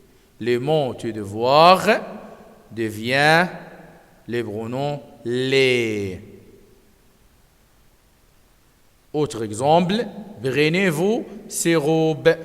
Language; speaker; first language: French; non-native, fluent; Arabic